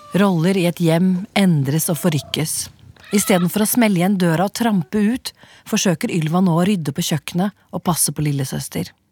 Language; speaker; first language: Norwegian; native; Norwegian